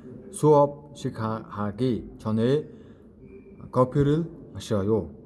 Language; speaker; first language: Korean; non-native, fluent; Mongolian